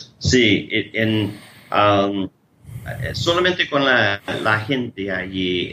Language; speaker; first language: Spanish; non-native, learner; English